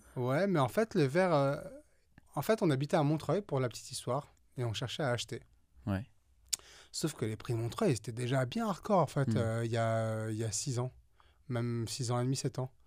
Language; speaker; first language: French; native; French